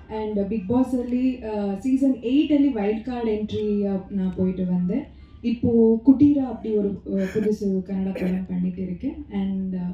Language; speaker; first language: Tamil; non-native, local second language; Kannada